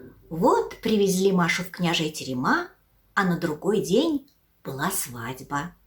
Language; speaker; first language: Russian; native; Russian